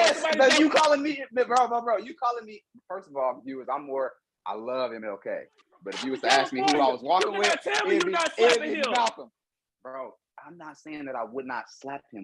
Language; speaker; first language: English; native; English